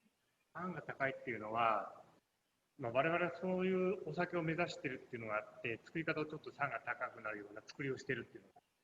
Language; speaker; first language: Japanese; native; Japanese